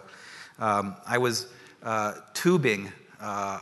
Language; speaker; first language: English; native; English